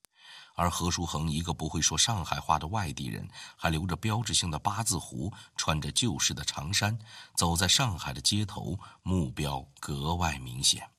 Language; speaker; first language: Chinese; native; Chinese